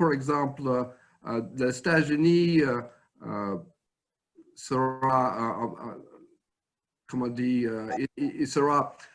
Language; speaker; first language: French; non-native, fluent; English